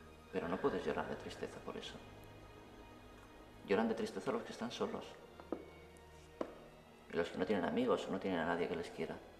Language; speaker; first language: Spanish; native; Spanish